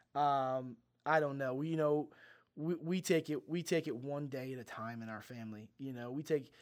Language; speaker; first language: English; native; English